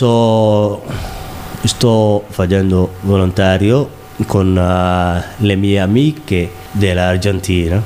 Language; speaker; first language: Italian; non-native, learner; Somali